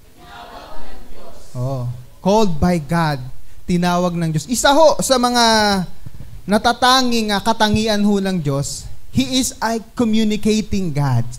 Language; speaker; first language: Filipino; native; Filipino